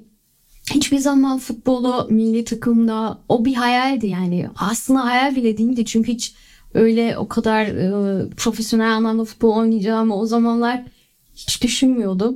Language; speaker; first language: Turkish; early bilingual, other home language; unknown